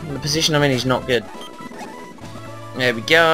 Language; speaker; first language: English; native; English